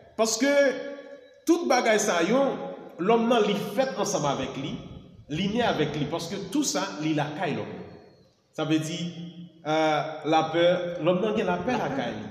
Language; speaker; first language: French; non-native, local second language; Haitian Creole